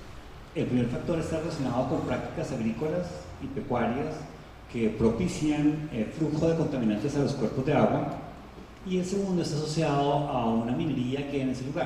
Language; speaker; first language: Spanish; native; Spanish